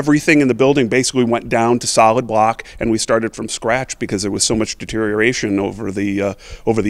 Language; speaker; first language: English; native; English